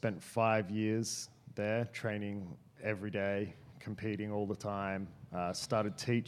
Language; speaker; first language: English; native; English